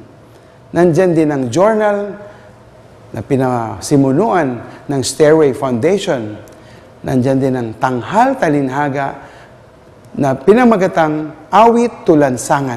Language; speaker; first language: Filipino; native; Filipino